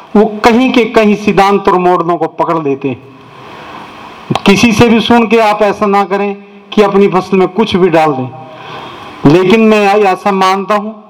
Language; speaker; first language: Hindi; native; Hindi